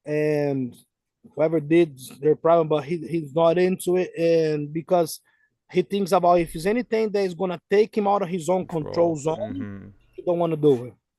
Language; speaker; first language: English; non-native, fluent; Portuguese